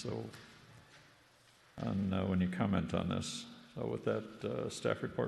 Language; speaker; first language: English; native; English